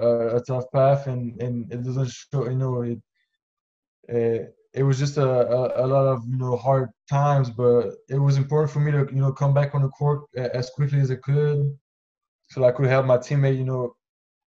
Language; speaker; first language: English; non-native, fluent; French